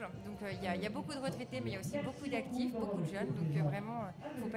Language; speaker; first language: French; native; French